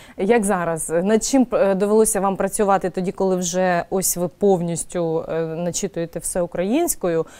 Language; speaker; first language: Ukrainian; native; Ukrainian